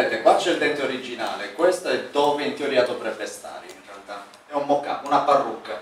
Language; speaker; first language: Italian; native; Italian